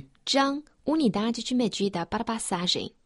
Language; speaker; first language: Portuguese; non-native, fluent; Chinese